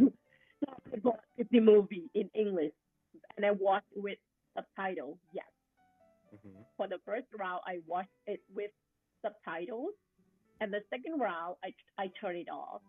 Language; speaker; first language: English; non-native, fluent; Thai